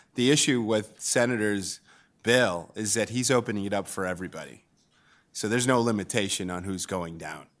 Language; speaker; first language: English; non-native, fluent; Spanish